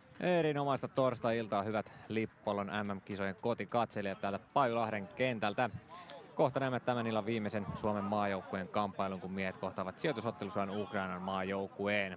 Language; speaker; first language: Finnish; native; Finnish